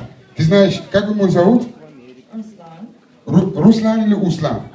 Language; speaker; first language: Russian; non-native, learner; Turkish